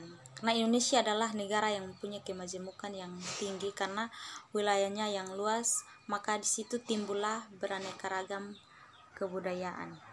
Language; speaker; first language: Indonesian; native; Indonesian